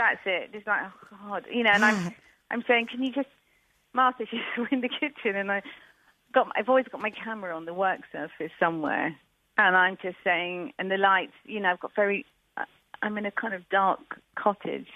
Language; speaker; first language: English; native; English